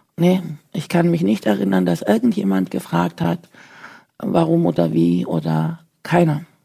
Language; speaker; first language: German; early bilingual, other home language; Turkish